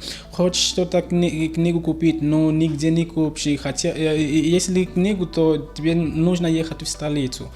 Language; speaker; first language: Russian; non-native, learner; Portuguese